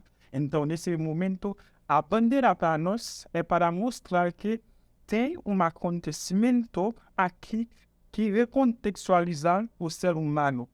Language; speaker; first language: Portuguese; non-native, fluent; Haitian Creole